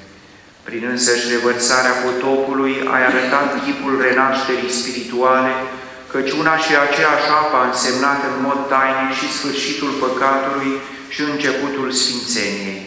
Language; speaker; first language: Romanian; native; Romanian